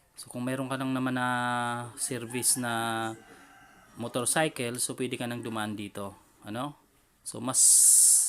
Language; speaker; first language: Filipino; non-native, local second language; Bikol